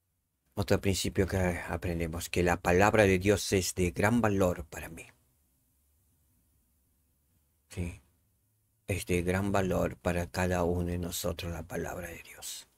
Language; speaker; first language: Spanish; native; Spanish